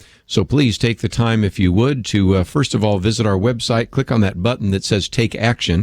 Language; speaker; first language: English; native; English